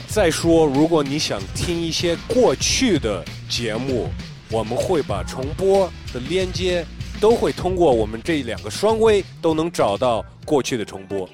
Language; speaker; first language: Chinese; early bilingual, heritage; Chinese